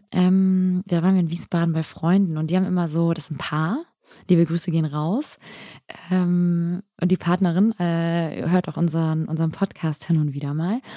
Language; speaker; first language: German; early bilingual, other home language; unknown